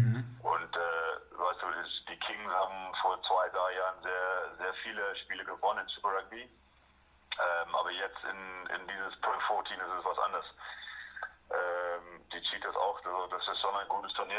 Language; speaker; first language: German; non-native, fluent; Afrikaans